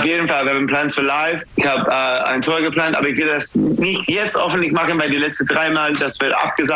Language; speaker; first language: German; non-native, learner; English